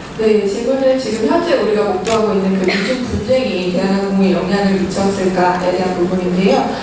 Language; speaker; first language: Korean; native; Korean